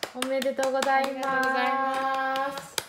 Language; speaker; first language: Japanese; non-native, fluent; Nepali